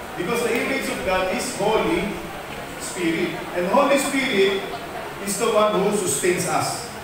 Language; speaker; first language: English; non-native, local second language; Filipino